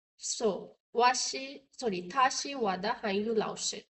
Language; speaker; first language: Chinese; non-native, learner; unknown